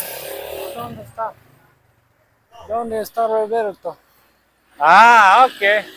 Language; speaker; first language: Spanish; non-native, learner; English